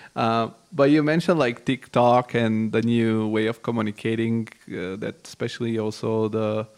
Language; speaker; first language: English; non-native, fluent; Bulgarian